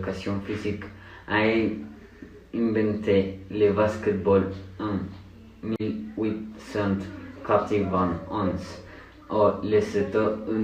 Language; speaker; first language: French; non-native, learner; Spanish